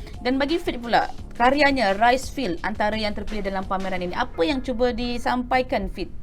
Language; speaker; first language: Malay; native; Malay